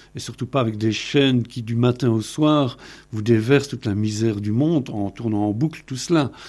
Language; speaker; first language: French; native; French